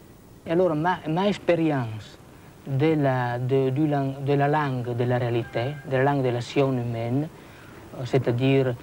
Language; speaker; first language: French; non-native, fluent; Italian